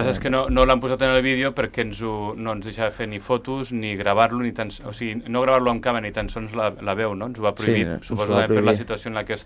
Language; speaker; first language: Catalan; native; Catalan